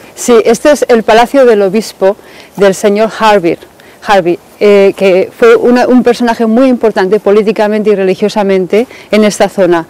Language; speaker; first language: Spanish; native; Spanish